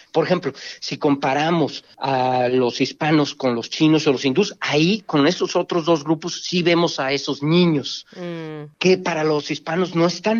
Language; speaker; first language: Spanish; native; Spanish